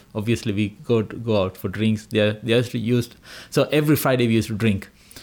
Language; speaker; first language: English; non-native, local second language; Sinhala